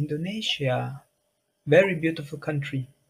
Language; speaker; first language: English; non-native, fluent; German